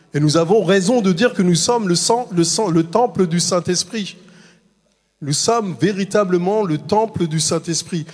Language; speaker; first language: French; native; French